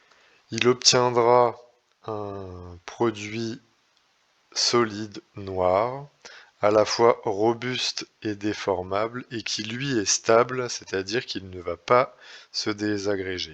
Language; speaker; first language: French; native; French